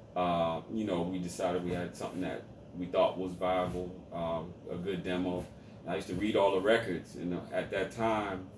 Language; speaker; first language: English; native; English